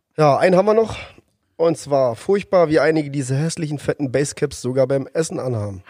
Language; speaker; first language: German; native; German